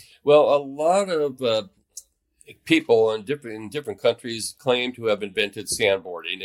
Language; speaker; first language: English; native; English